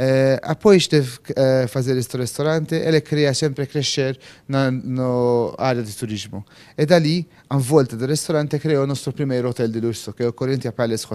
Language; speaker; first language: Portuguese; non-native, fluent; Maltese